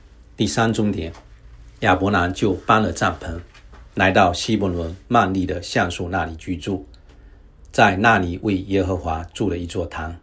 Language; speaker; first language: Chinese; native; Chinese